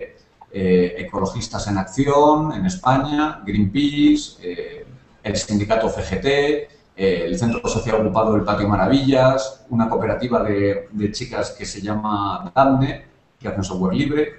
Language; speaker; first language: Spanish; native; Spanish